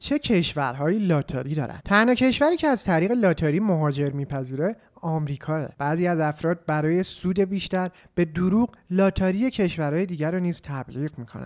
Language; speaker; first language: Persian; native; Persian